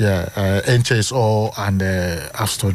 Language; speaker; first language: Dutch; non-native, learner; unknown